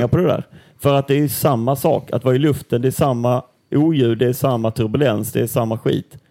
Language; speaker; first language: Swedish; native; Swedish